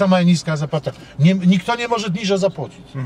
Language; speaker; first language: Russian; non-native, learner; Polish